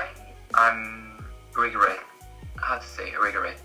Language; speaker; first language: English; non-native, learner; Korean